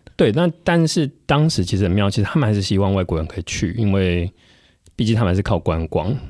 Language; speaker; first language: Chinese; non-native, local second language; Min Nan Chinese